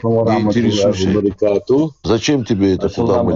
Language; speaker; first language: Russian; native; Russian